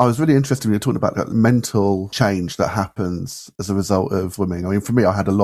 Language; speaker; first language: English; native; English